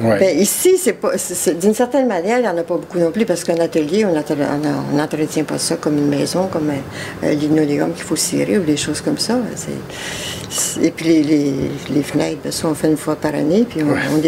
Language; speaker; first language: French; native; French